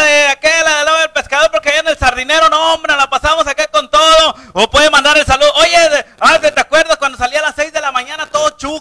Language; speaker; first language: Spanish; native; Spanish